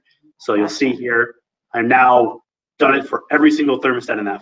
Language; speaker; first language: English; native; English